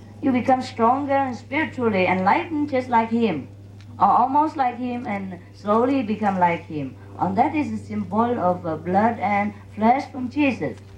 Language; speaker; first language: English; non-native, fluent; Vietnamese